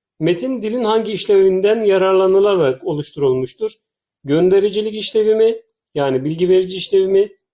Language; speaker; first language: Turkish; native; Turkish